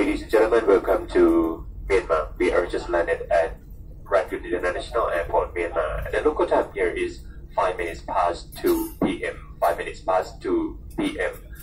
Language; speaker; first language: English; non-native, fluent; Thai